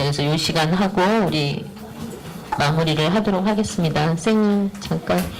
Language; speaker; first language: Korean; native; Korean